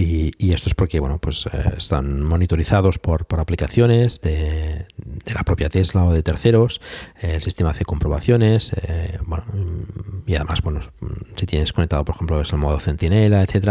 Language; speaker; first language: Spanish; native; Spanish